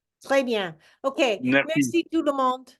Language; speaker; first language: French; non-native, fluent; English